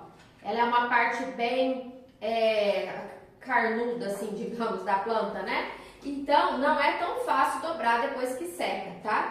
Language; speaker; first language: Portuguese; native; Portuguese